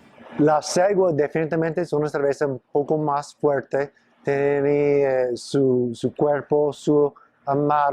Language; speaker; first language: Spanish; non-native, fluent; English